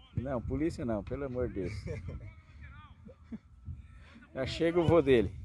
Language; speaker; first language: Portuguese; native; Portuguese